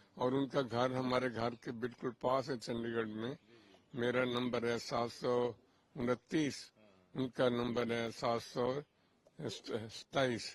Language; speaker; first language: Urdu; non-native, local second language; Punjabi